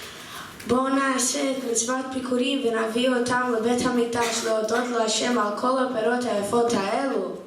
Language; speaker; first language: Hebrew; non-native, learner; English